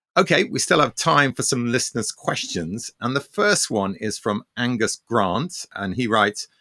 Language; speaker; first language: English; early bilingual, other home language; Armenian